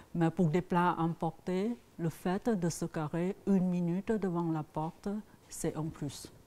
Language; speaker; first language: French; non-native, fluent; Thai